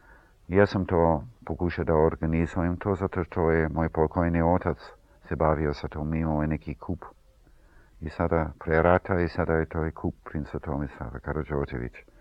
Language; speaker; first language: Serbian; early bilingual, heritage; Serbian